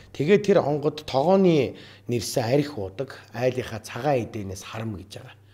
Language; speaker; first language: Mongolian; native; Mongolian